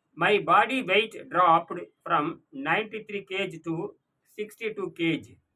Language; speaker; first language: English; non-native, local second language; Tamil